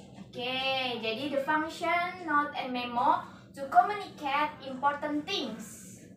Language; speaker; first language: English; non-native, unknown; Indonesian